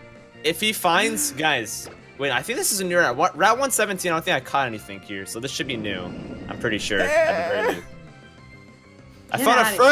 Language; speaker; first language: English; native; English